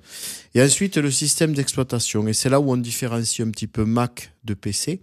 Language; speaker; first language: French; native; French